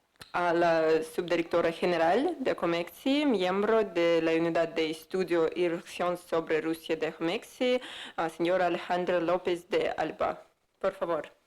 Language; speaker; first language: Spanish; non-native, fluent; Russian